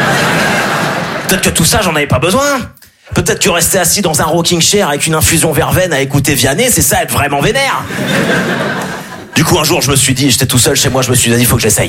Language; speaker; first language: French; native; French